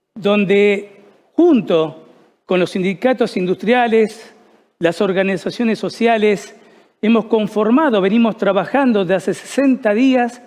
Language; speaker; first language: Spanish; native; Spanish